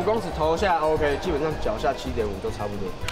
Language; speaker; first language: Chinese; native; Chinese